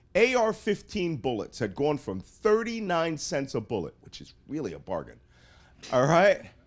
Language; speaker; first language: English; native; English